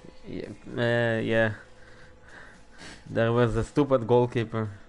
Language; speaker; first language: English; non-native, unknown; Hebrew